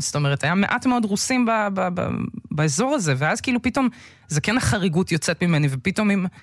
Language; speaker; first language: Hebrew; early bilingual, other home language; Russian